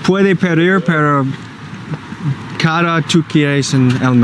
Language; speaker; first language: Spanish; non-native, learner; English